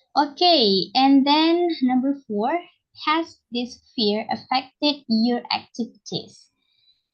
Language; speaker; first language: English; non-native, learner; Indonesian